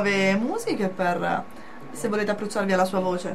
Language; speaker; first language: Italian; native; Italian